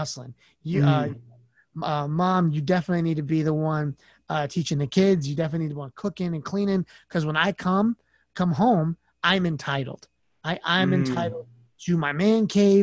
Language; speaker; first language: English; native; English